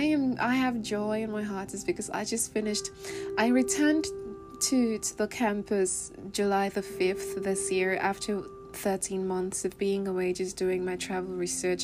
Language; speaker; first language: English; non-native, local second language; Igbo